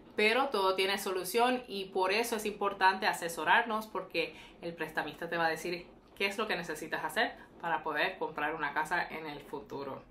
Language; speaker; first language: Spanish; early bilingual, heritage; Spanish